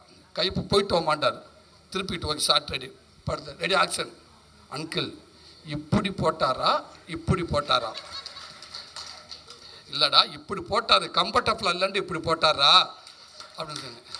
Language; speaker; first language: Tamil; native; Tamil